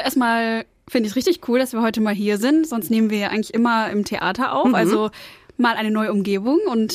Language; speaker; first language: German; native; German